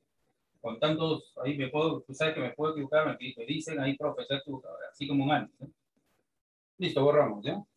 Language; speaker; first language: Spanish; native; Spanish